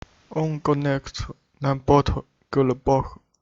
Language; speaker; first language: French; non-native, learner; Chinese